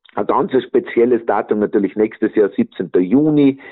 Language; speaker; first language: German; native; German